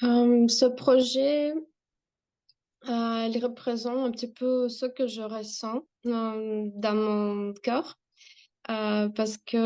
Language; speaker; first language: French; non-native, fluent; Russian